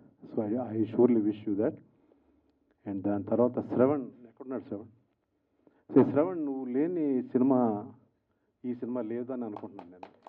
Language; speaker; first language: Telugu; native; Telugu